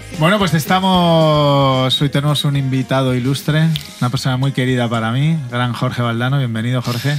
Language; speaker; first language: Spanish; native; Spanish